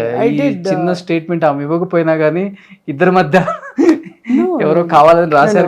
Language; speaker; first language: Telugu; native; Telugu